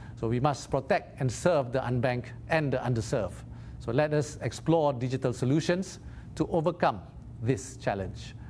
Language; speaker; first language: English; non-native, local second language; Malay